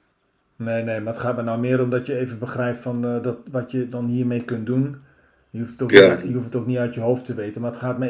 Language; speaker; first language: Dutch; native; Dutch